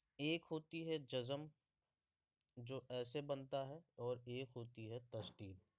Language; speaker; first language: Hindi; native; Hindi